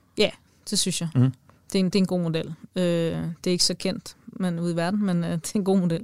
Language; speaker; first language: Danish; native; Danish